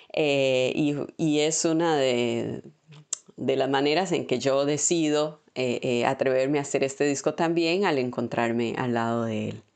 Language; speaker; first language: Spanish; native; Spanish